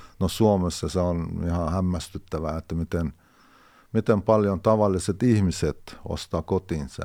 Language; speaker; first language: Finnish; non-native, fluent; Persian